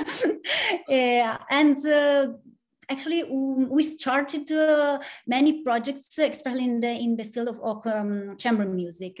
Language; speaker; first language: English; non-native, fluent; Italian